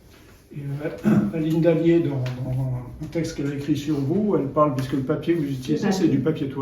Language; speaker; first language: French; native; French